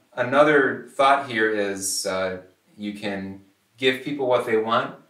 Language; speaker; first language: English; native; English